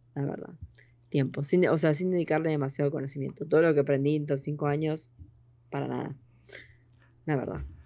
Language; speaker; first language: Spanish; native; Spanish